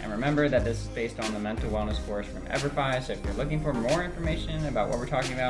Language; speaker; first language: English; native; English